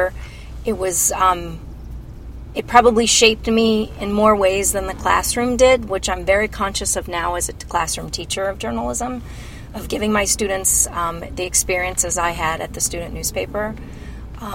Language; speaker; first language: English; native; English